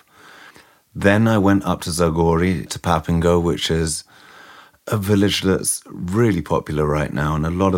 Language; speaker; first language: English; native; English